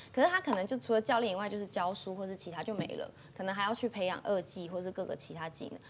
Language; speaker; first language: Chinese; native; Chinese